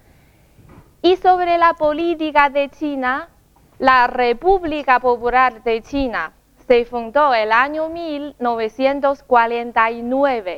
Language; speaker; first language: Spanish; non-native, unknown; Chinese